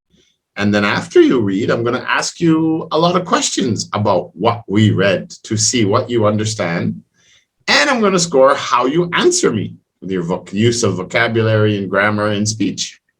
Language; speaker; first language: English; non-native, fluent; French